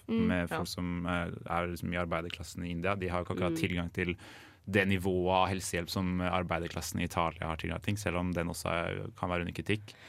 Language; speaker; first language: Norwegian; native; Norwegian